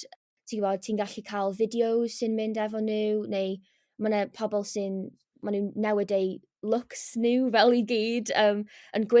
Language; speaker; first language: Welsh; non-native, local second language; English